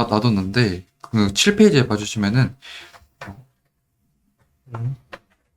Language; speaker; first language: Korean; native; Korean